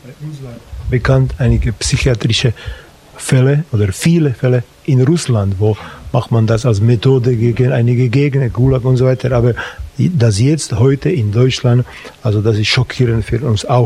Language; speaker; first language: German; non-native, fluent; Slovak